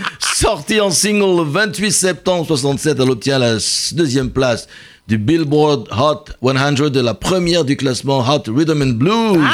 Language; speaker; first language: French; native; French